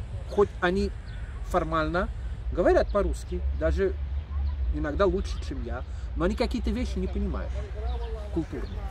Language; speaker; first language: Russian; non-native, fluent; English